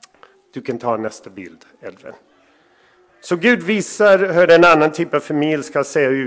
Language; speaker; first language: Swedish; non-native, fluent; English